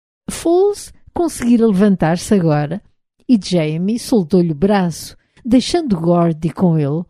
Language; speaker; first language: Portuguese; native; Portuguese